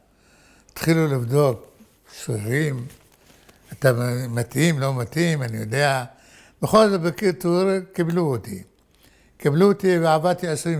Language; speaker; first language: Hebrew; non-native, fluent; Arabic